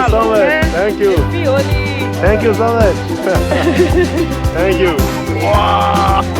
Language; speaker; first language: English; non-native, learner; French